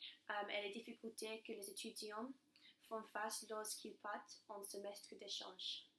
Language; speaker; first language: French; non-native, learner; English